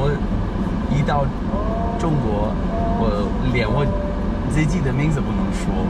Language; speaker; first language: Chinese; non-native, learner; English